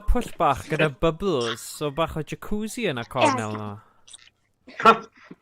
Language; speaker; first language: Welsh; native; Welsh